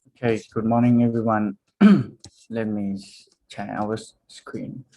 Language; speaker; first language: English; non-native, learner; Thai